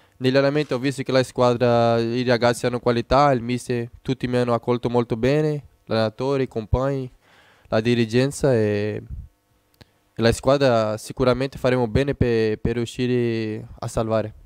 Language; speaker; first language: Italian; non-native, fluent; Portuguese